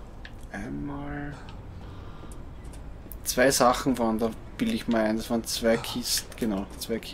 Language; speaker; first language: German; native; German